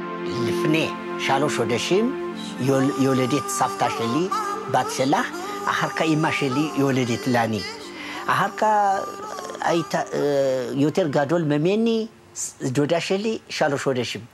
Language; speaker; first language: Hebrew; non-native, learner; Amharic